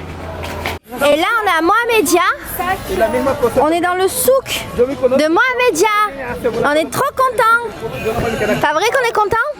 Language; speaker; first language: French; native; French